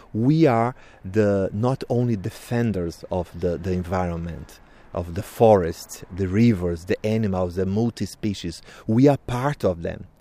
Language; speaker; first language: English; non-native, fluent; Portuguese